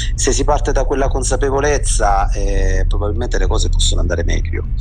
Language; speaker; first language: Italian; native; Italian